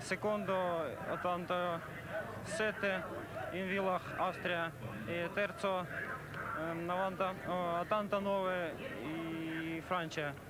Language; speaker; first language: Italian; non-native, learner; Russian